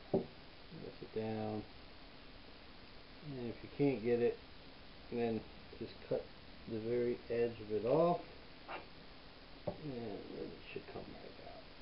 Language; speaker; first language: English; native; English